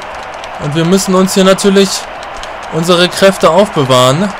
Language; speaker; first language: German; native; German